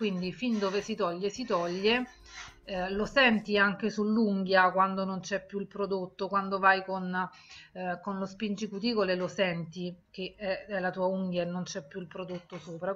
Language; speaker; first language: Italian; native; Italian